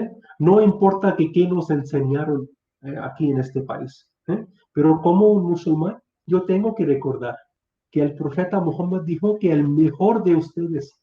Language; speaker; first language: Spanish; non-native, fluent; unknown